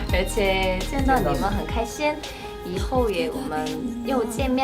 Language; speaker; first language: Chinese; non-native, learner; Korean